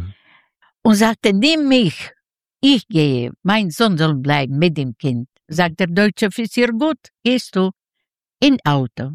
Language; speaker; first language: German; non-native, learner; Yiddish